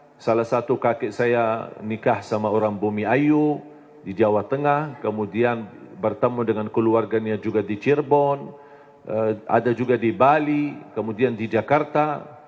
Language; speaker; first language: Indonesian; non-native, fluent; Arabic